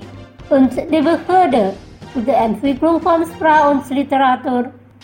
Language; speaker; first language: German; non-native, fluent; Indonesian